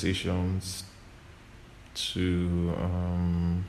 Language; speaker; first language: English; non-native, local second language; Yoruba